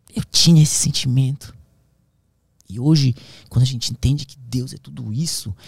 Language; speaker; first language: Portuguese; native; Portuguese